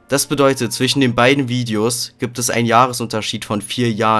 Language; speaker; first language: German; native; German